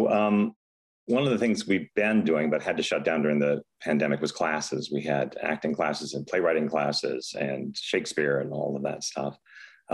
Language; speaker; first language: English; native; English